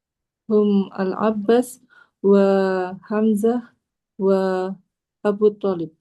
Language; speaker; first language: Arabic; non-native, learner; Indonesian